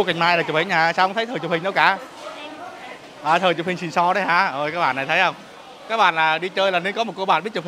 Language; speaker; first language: Vietnamese; native; Vietnamese